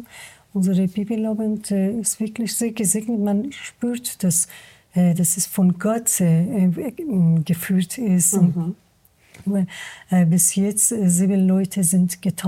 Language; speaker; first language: German; non-native, learner; Persian